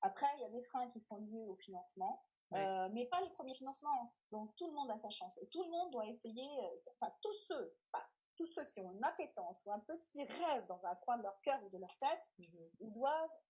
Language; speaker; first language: French; native; French